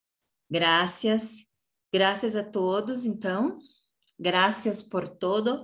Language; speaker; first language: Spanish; non-native, learner; Portuguese